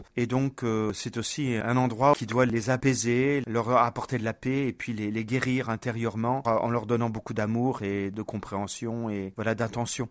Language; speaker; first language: French; native; French